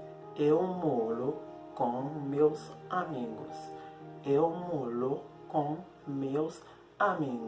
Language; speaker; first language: Portuguese; non-native, fluent; Haitian Creole